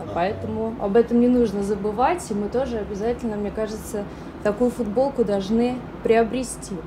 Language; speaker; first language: Russian; native; Russian